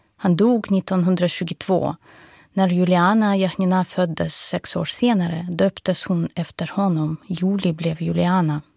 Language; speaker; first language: Swedish; non-native, fluent; Russian